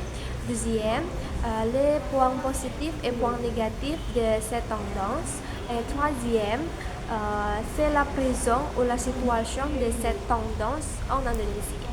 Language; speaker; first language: French; non-native, learner; Indonesian